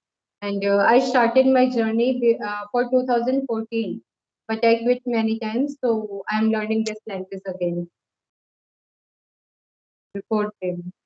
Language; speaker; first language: English; non-native, local second language; Hindi